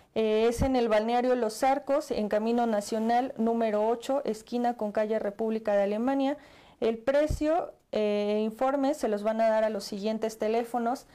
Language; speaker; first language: Spanish; native; Spanish